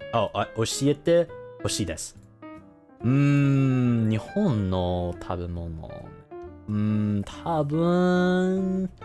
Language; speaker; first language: Japanese; non-native, learner; English